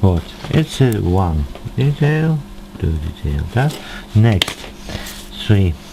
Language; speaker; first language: English; non-native, learner; Russian